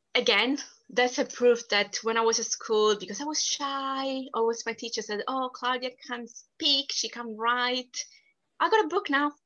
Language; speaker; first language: English; non-native, fluent; Italian